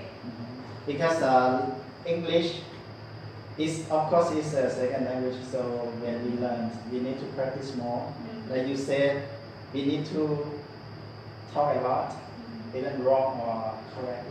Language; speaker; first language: English; non-native, learner; Lao